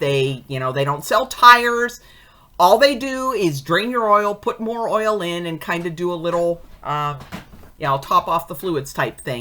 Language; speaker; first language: English; native; English